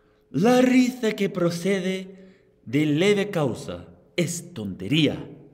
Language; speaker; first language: Spanish; non-native, fluent; English